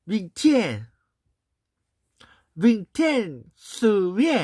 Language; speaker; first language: Chinese; non-native, learner; Korean